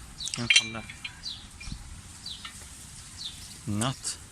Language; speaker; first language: Arabic; native; Arabic